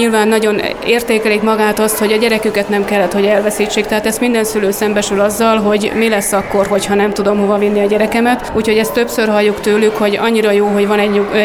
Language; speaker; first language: Hungarian; native; Hungarian